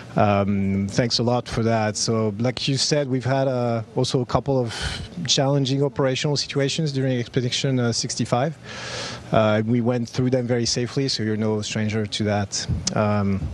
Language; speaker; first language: English; non-native, fluent; French